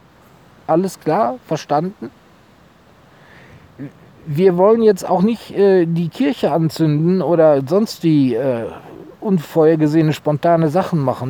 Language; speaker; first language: German; native; German